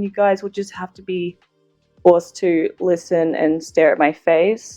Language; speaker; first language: English; native; English